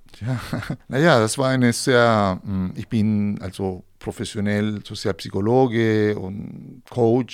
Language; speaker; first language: German; non-native, fluent; Spanish